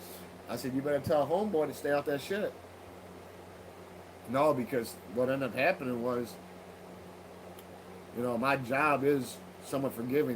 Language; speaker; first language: English; native; English